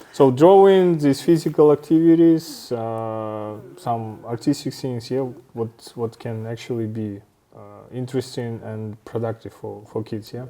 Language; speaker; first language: English; non-native, fluent; Russian